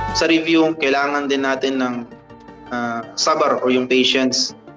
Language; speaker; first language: Filipino; non-native, local second language; Maguindanaon